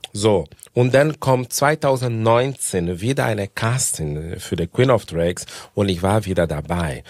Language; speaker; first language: German; non-native, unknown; Portuguese